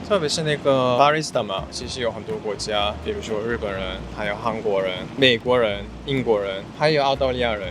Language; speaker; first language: Chinese; non-native, fluent; Korean